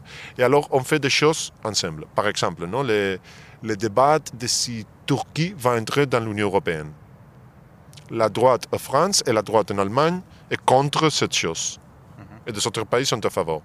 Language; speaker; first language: French; non-native, fluent; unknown